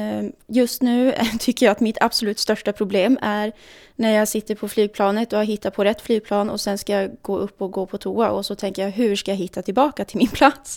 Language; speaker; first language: Swedish; native; Swedish